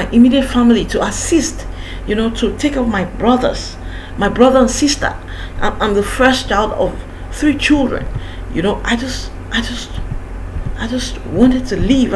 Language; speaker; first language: English; non-native, local second language; Yoruba